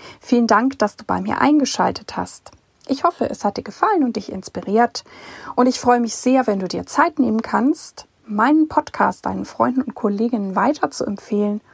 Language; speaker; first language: German; native; German